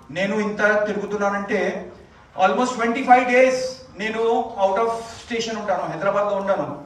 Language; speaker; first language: Telugu; non-native, fluent; Hindi